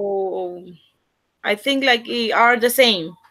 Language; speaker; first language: English; non-native, learner; Spanish